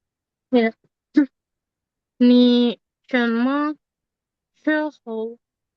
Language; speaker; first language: Chinese; non-native, learner; Indonesian